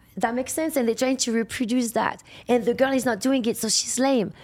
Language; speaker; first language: English; non-native, fluent; French